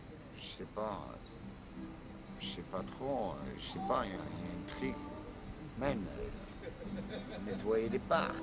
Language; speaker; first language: French; non-native, learner; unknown